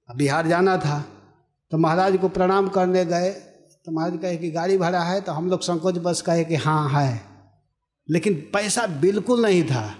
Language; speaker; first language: Hindi; native; Hindi